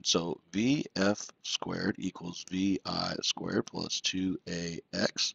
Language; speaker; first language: English; native; English